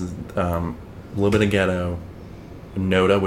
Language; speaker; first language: English; native; English